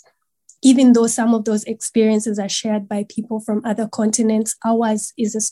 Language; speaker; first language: English; non-native, local second language; Nyankole